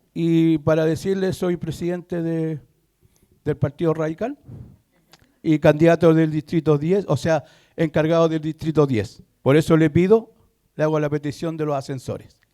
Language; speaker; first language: Spanish; native; Spanish